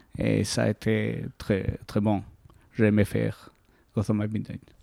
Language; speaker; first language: French; non-native, learner; Spanish